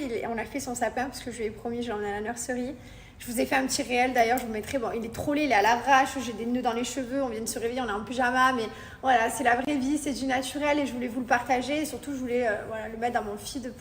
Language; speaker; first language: French; native; French